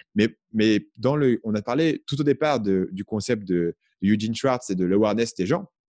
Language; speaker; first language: French; native; French